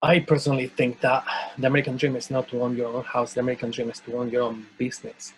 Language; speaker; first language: English; non-native, fluent; Spanish